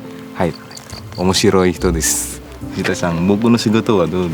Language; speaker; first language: Japanese; non-native, learner; Indonesian